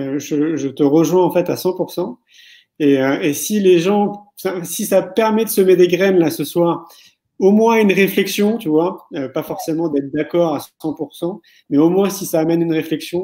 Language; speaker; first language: French; native; French